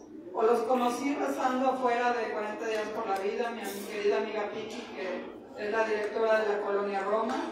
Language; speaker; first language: Spanish; native; Spanish